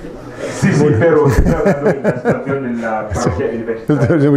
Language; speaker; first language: Spanish; non-native, fluent; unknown